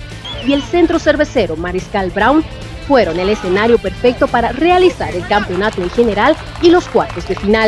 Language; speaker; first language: Spanish; native; Spanish